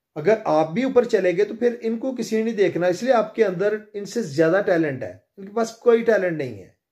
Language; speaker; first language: Urdu; non-native, local second language; Punjabi